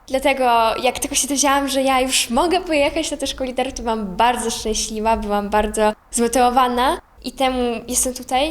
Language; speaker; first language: Polish; non-native, fluent; Ukrainian